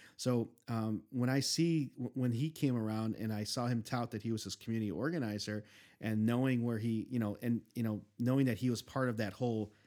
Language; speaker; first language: English; native; English